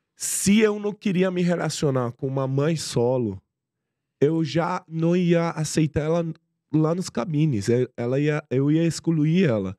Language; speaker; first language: Portuguese; non-native, fluent; Persian